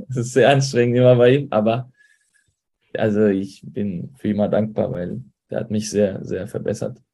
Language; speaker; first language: German; early bilingual, heritage; Spanish